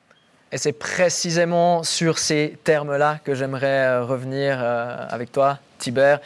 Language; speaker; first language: French; native; French